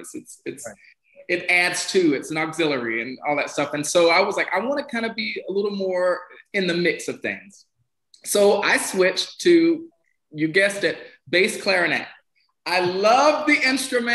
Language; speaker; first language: English; native; English